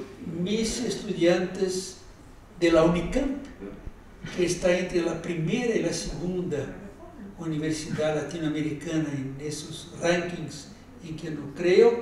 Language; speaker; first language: Spanish; non-native, fluent; Portuguese